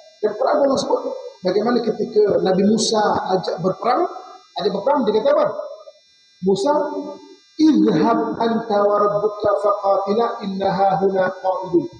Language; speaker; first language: Malay; native; Malay